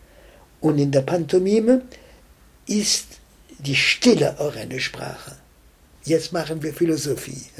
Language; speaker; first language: German; non-native, fluent; French